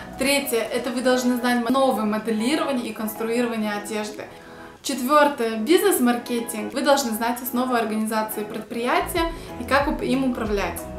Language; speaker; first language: Russian; native; Russian